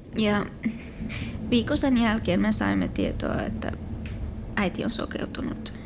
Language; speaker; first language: Finnish; non-native, fluent; Persian